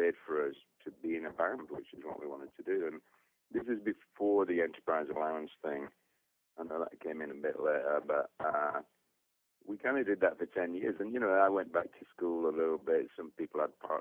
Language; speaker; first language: English; native; English